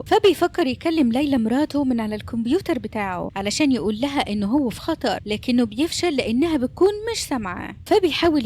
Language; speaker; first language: Arabic; native; Arabic